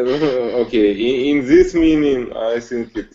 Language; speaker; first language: English; non-native, learner; Russian